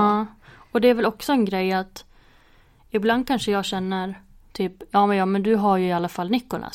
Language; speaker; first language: Swedish; native; Swedish